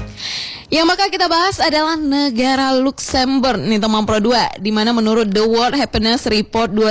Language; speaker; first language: Indonesian; native; Indonesian